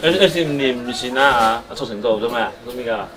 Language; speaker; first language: Chinese; native; Chinese